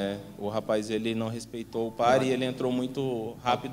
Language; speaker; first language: Portuguese; native; Portuguese